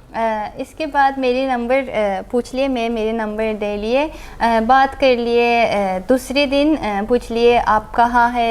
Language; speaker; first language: Hindi; non-native, learner; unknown